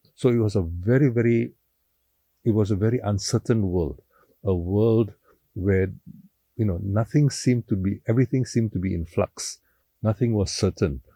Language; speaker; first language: English; non-native, local second language; Tamil